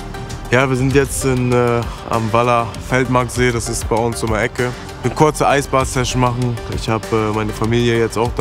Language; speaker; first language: German; native; German